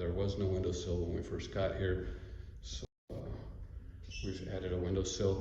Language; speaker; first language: English; native; English